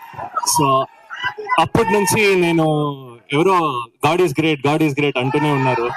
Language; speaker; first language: Telugu; non-native, learner; Kannada